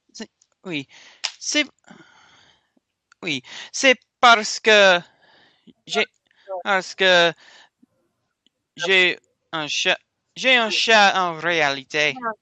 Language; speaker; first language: French; non-native, learner; English